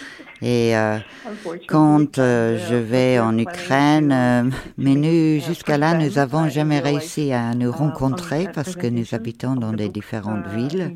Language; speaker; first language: French; non-native, fluent; Ukrainian